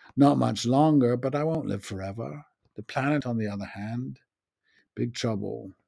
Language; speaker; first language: English; native; English